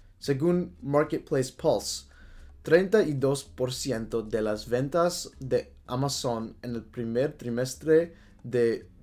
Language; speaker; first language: Spanish; non-native, learner; English